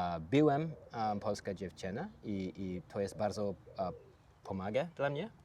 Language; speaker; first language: Polish; non-native, learner; English